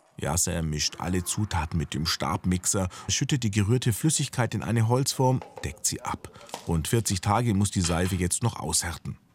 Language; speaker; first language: German; native; German